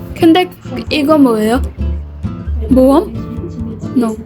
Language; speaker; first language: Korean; non-native, learner; Filipino